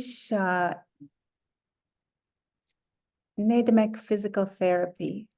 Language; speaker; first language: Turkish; non-native, learner; English